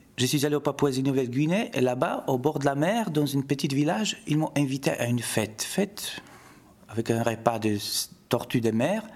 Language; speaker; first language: French; non-native, fluent; Polish